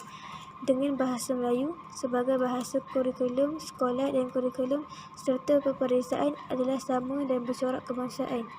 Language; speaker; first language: Malay; native; Malay